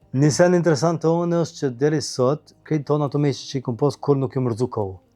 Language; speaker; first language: Albanian; native; Albanian